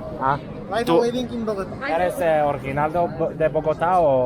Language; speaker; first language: Spanish; non-native, learner; Hebrew